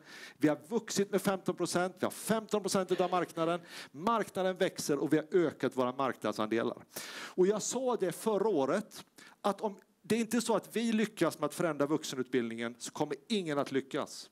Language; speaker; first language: Swedish; native; Swedish